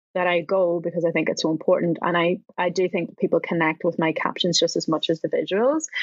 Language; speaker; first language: English; native; English